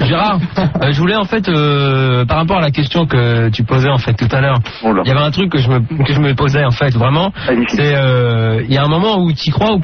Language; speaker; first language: French; native; French